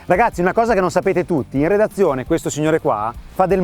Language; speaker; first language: Italian; native; Italian